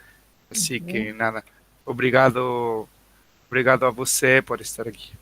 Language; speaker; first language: Portuguese; non-native, learner; Spanish